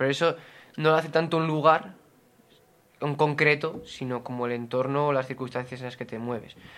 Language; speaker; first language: Spanish; native; Spanish